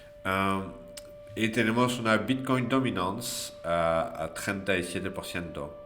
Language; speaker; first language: Spanish; non-native, fluent; French